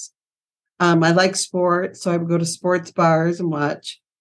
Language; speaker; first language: English; native; English